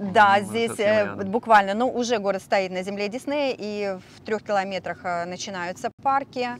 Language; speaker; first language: Russian; native; Russian